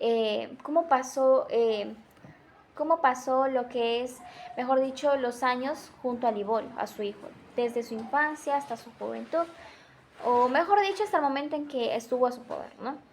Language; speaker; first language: Spanish; native; Spanish